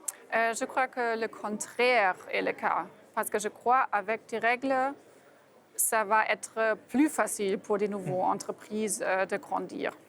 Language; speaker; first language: French; non-native, fluent; German